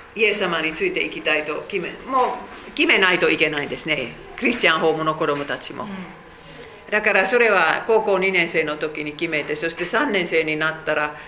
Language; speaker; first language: Japanese; non-native, fluent; Finnish